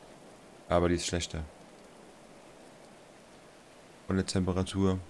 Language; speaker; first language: German; native; German